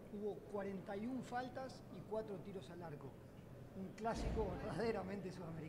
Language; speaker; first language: Spanish; native; Spanish